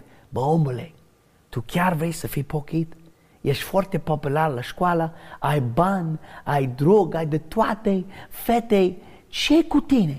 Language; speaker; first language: Romanian; non-native, learner; English